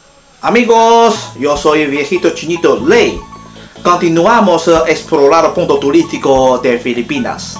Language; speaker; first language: Spanish; non-native, fluent; Chinese